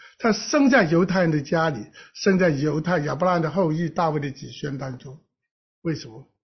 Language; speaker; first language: Chinese; non-native, local second language; Cantonese